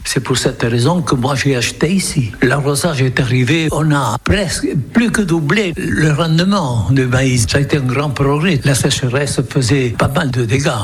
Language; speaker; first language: French; non-native, local second language; Occitan